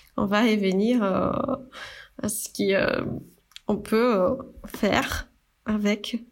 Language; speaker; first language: French; non-native, fluent; Portuguese